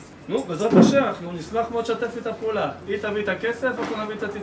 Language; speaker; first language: Hebrew; native; Hebrew